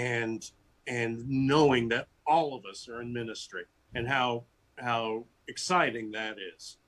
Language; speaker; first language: English; native; English